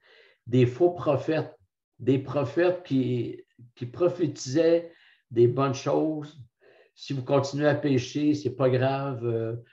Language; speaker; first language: French; native; French